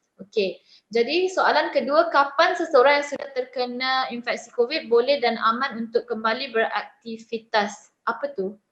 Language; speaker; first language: Malay; native; Malay